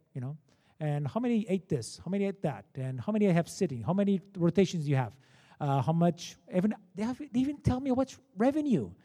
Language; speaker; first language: English; non-native, fluent; Portuguese